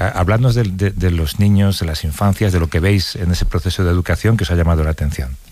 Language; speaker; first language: Spanish; native; Spanish